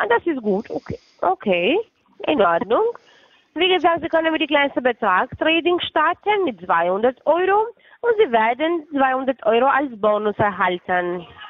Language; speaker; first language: German; non-native, fluent; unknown